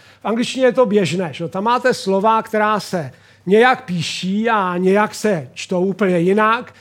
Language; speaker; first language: Czech; native; Czech